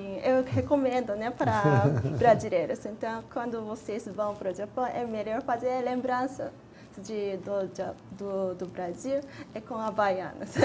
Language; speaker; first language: Portuguese; non-native, fluent; Japanese